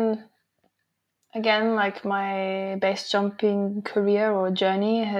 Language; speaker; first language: English; native; English